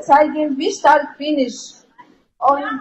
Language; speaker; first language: German; non-native, learner; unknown